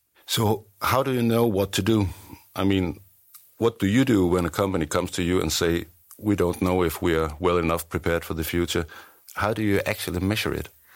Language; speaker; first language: English; non-native, fluent; Danish